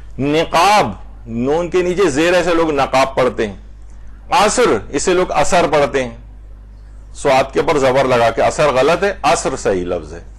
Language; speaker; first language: Urdu; native; Urdu